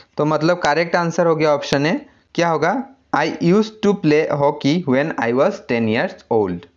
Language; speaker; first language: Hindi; non-native, local second language; Assamese